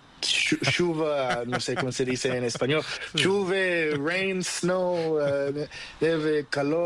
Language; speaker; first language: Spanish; non-native, learner; Portuguese